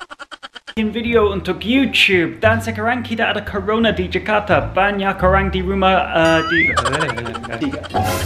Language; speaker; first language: Indonesian; non-native, learner; English